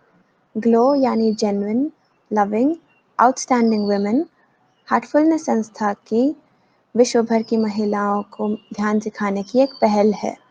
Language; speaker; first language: Hindi; native; Hindi